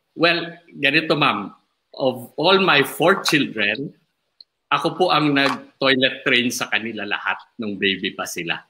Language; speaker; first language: Filipino; non-native, local second language; Bikol